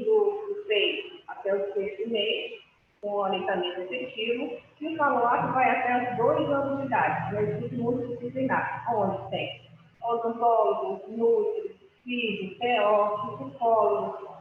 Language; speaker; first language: Portuguese; native; Portuguese